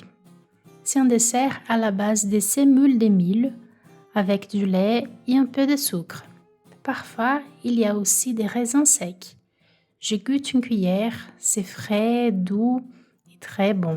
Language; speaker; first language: French; non-native, fluent; Portuguese